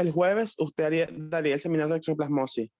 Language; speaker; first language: Spanish; native; Spanish